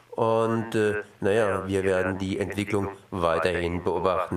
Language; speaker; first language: German; native; German